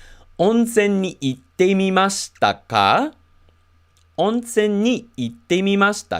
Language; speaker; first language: Japanese; non-native, fluent; English